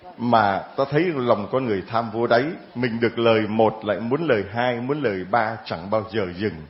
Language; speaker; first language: Vietnamese; native; Vietnamese